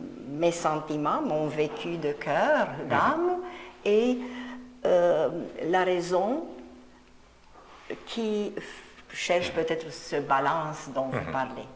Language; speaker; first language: French; non-native, fluent; Romanian